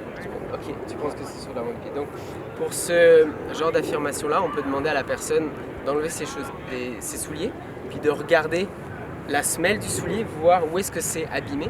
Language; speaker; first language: French; native; French